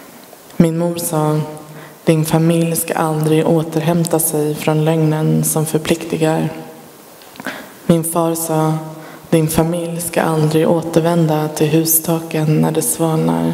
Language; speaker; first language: Swedish; early bilingual, other home language; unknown